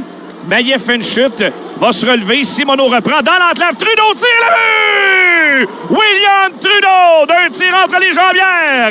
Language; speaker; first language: French; native; French